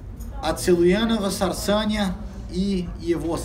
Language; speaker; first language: Russian; non-native, fluent; Portuguese